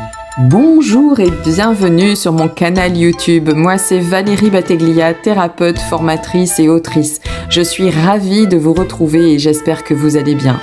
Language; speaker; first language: French; native; French